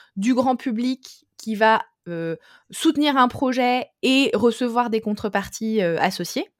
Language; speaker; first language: French; native; French